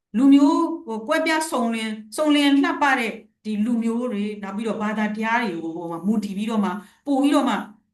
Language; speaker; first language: Burmese; non-native, local second language; Shwe Palaung